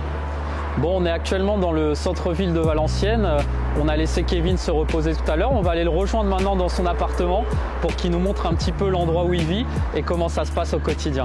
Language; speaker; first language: French; native; French